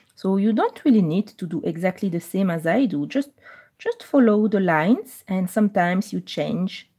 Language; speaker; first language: English; non-native, fluent; French